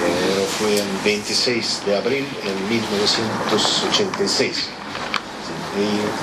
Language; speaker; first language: Spanish; non-native, learner; Russian